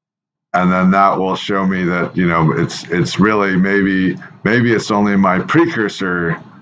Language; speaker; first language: English; native; English